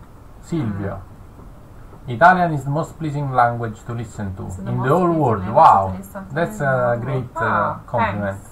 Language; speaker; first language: English; non-native, fluent; Italian